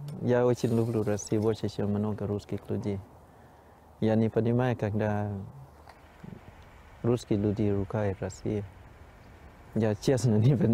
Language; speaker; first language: Russian; non-native, fluent; Thai